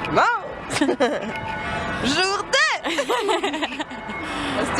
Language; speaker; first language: French; native; French